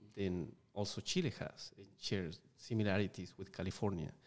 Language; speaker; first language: English; non-native, fluent; Spanish